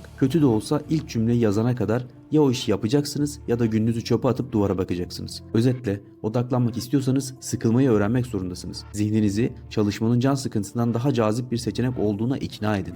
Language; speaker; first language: Turkish; native; Turkish